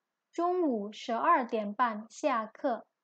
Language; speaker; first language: Chinese; non-native, fluent; Indonesian